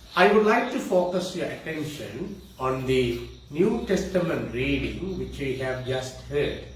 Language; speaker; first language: English; non-native, local second language; Tamil